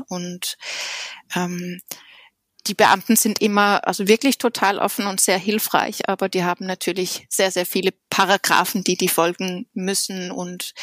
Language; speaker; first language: German; non-native, fluent; Danish